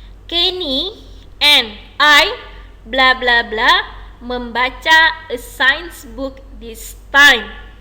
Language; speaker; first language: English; non-native, fluent; Indonesian